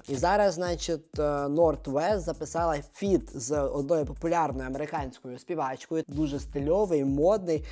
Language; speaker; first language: Ukrainian; native; Ukrainian